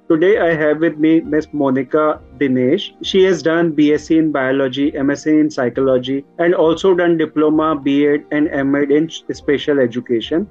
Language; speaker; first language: English; non-native, local second language; Hindi